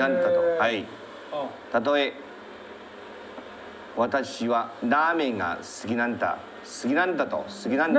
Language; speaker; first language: Japanese; non-native, learner; Chinese